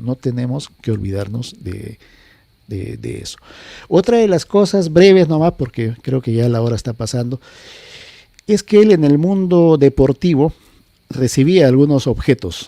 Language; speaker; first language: Spanish; native; Spanish